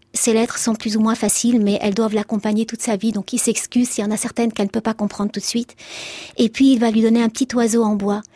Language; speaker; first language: French; early bilingual, other home language; Arabic